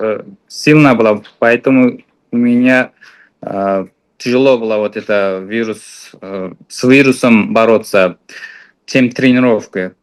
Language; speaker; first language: Russian; non-native, fluent; Uzbek